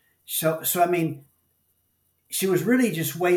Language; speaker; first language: English; native; English